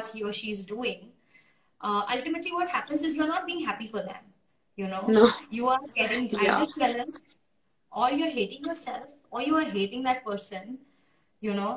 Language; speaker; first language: English; non-native, local second language; Hindi